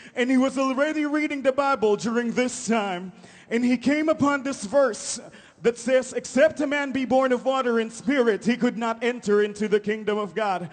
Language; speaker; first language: English; non-native, local second language; Filipino